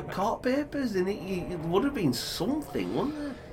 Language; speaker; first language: English; native; English